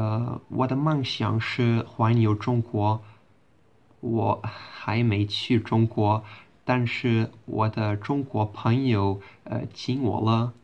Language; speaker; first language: Chinese; non-native, learner; Portuguese